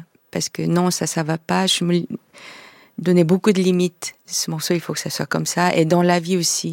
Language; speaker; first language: French; non-native, fluent; Korean